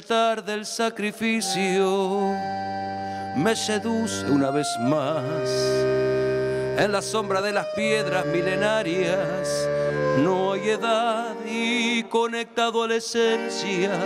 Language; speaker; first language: Spanish; native; Spanish